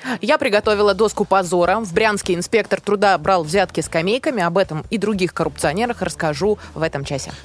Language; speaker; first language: Russian; native; Russian